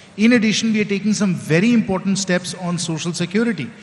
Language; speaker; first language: English; non-native, local second language; Hindi